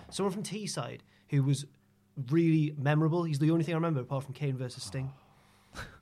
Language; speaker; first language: English; native; English